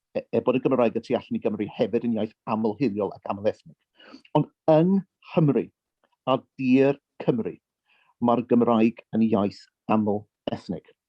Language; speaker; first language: Welsh; early bilingual, heritage; Welsh